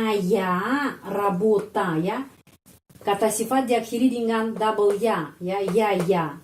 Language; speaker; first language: Indonesian; non-native, fluent; Russian